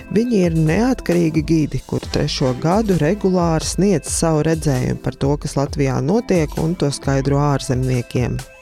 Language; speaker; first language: Latvian; native; Latvian